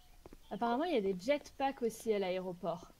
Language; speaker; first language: French; native; French